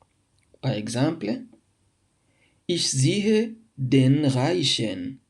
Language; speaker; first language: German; non-native, fluent; French